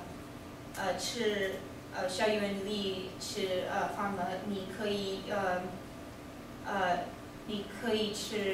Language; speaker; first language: Chinese; non-native, learner; English